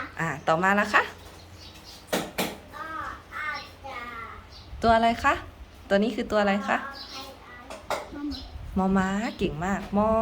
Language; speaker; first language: Thai; native; Thai